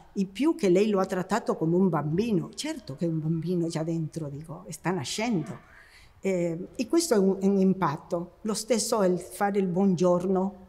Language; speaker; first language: Italian; non-native, fluent; Spanish